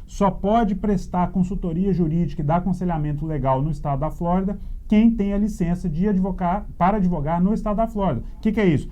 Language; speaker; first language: Portuguese; native; Portuguese